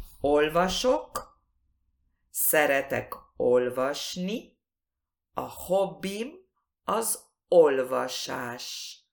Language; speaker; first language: Hungarian; early bilingual, heritage; Spanish